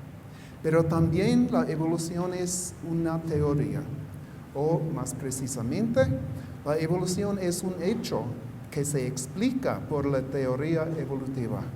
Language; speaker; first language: Spanish; non-native, fluent; English